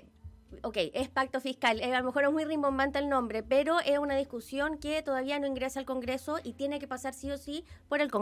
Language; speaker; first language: Spanish; native; Spanish